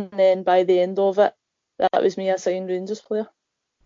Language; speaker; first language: English; native; English